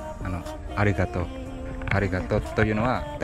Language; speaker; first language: Japanese; non-native, learner; Indonesian